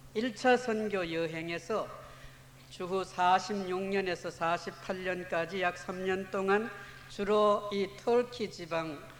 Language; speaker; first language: Korean; native; Korean